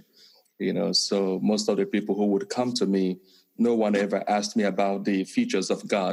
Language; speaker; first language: English; non-native, local second language; Igbo